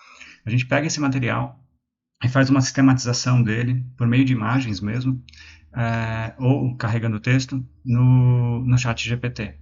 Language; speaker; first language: Portuguese; native; Portuguese